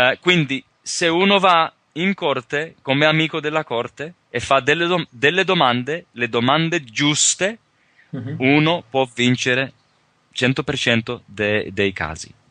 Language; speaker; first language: Italian; early bilingual, heritage; Italian